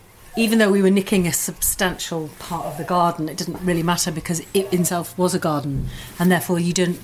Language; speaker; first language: English; native; English